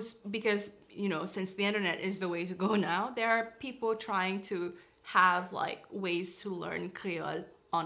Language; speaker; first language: English; non-native, fluent; Haitian Creole